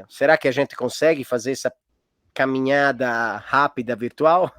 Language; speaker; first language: Portuguese; non-native, fluent; Italian